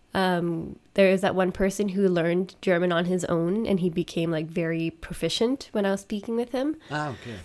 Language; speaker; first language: English; native; English